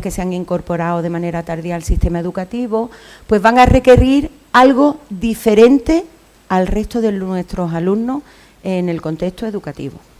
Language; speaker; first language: Spanish; native; Spanish